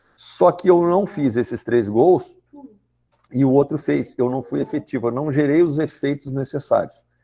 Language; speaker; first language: Portuguese; native; Portuguese